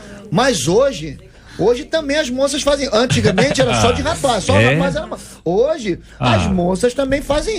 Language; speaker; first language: Portuguese; native; Portuguese